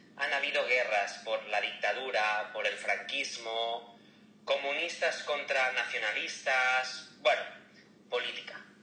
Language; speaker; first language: Spanish; native; Spanish